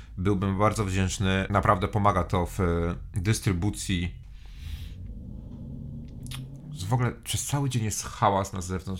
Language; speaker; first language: Polish; native; Polish